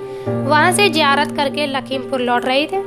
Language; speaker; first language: Hindi; native; Hindi